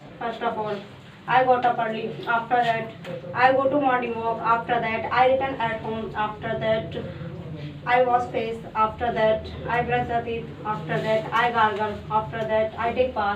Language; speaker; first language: English; non-native, learner; Hindi